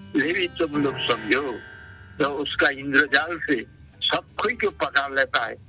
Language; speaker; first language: Hindi; non-native, local second language; Bangla